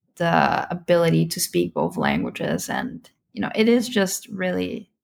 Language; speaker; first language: English; non-native, fluent; German